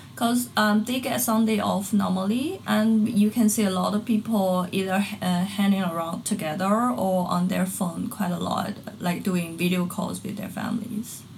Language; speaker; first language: English; non-native, fluent; Chinese